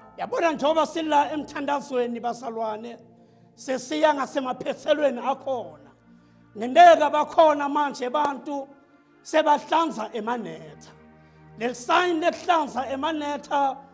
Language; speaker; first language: Zulu; non-native, local second language; Swati